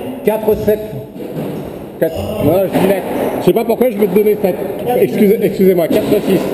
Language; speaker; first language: French; native; French